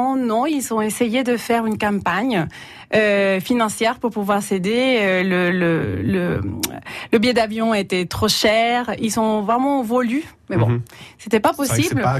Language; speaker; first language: French; non-native, fluent; Spanish